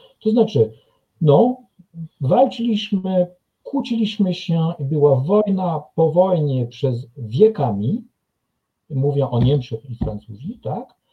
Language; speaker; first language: Polish; non-native, fluent; French